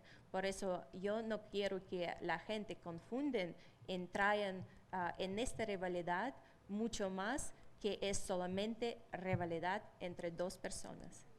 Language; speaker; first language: Spanish; non-native, fluent; Russian